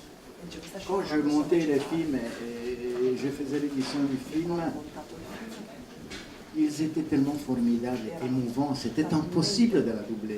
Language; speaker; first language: French; non-native, fluent; Italian